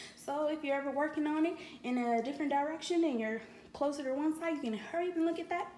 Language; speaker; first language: English; native; English